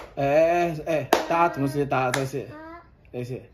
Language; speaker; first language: Chinese; native; Chinese